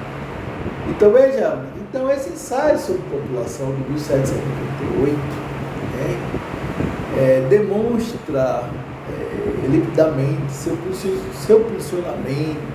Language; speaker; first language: Portuguese; native; Portuguese